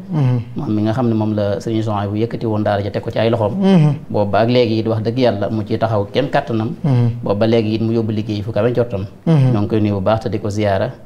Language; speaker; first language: Wolof; native; Wolof